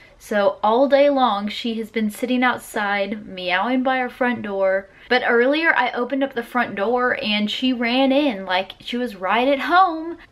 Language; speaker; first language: English; native; English